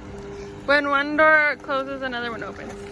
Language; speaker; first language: English; native; English